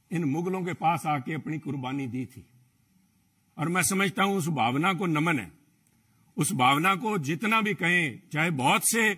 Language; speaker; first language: Hindi; native; Hindi